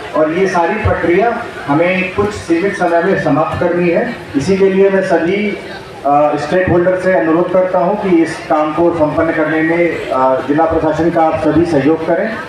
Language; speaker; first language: Hindi; non-native, local second language; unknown